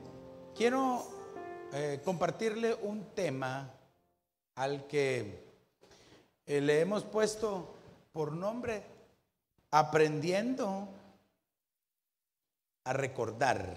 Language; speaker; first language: Spanish; native; Spanish